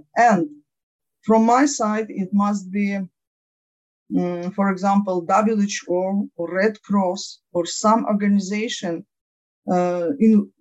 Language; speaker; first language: English; non-native, learner; Ukrainian